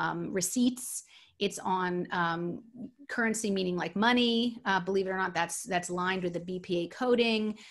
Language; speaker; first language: English; native; English